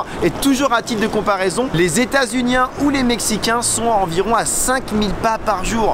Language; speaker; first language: French; native; French